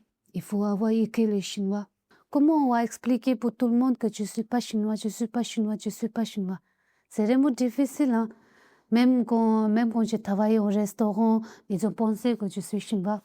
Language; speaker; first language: French; non-native, learner; Tibetan